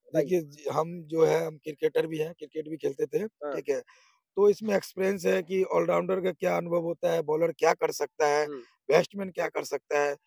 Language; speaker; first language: Hindi; native; Hindi